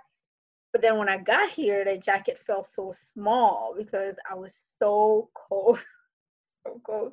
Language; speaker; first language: English; early bilingual, other home language; Fula